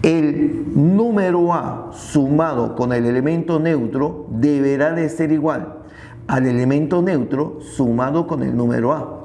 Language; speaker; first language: Spanish; native; Spanish